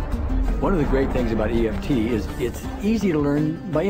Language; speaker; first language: English; native; English